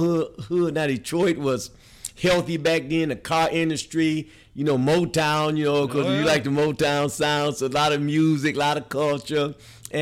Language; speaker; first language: English; native; English